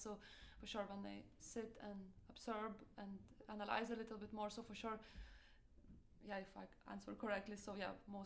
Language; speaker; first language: English; non-native, fluent; Lithuanian